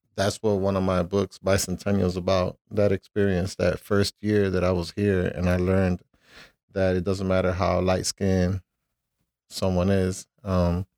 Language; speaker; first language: English; early bilingual, other home language; Spanish